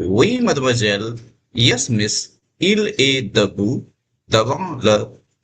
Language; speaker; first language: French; non-native, fluent; Hindi